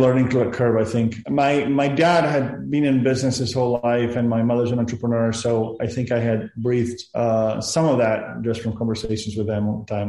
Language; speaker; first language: English; non-native, fluent; Spanish